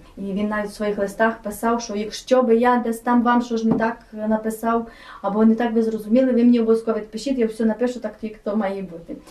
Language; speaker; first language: Ukrainian; native; Ukrainian